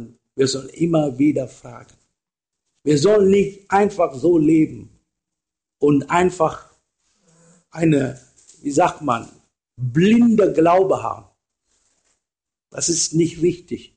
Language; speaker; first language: German; non-native, fluent; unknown